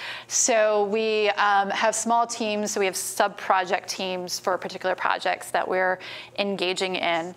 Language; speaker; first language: English; native; English